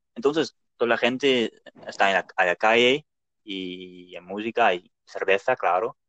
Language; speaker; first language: Spanish; non-native, fluent; Dutch